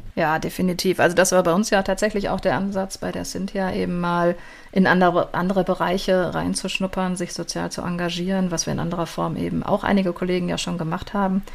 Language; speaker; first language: German; native; German